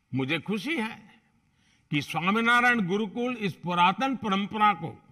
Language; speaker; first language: Hindi; non-native, local second language; Gujarati